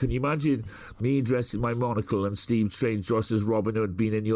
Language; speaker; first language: English; native; English